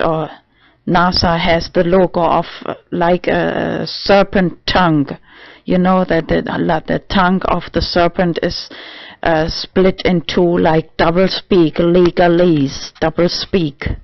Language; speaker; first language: English; non-native, learner; German